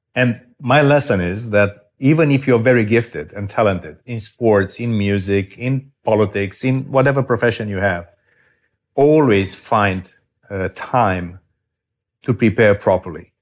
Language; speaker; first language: English; non-native, fluent; Romanian